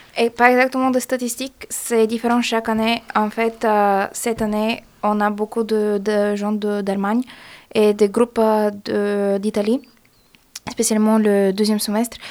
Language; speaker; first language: French; non-native, fluent; Bulgarian